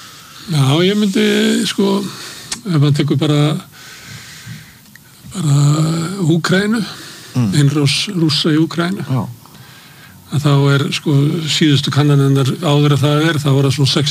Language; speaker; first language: Icelandic; native; Icelandic